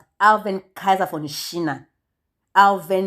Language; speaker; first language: German; non-native, learner; Lingala